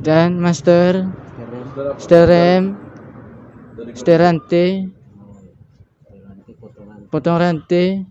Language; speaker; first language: Indonesian; non-native, local second language; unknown